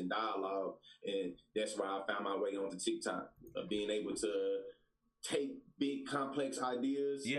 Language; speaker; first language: English; native; English